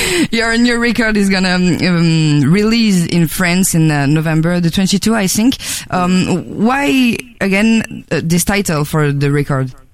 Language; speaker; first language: English; non-native, fluent; French